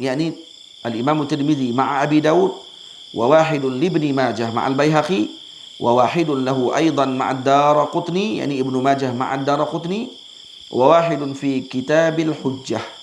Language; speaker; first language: Arabic; non-native, fluent; Malay